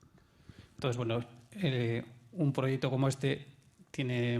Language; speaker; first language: Spanish; native; Spanish